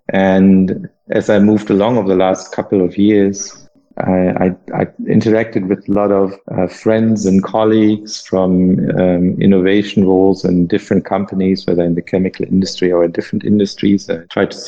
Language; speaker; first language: English; non-native, fluent; German